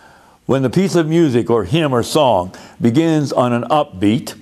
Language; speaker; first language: English; native; English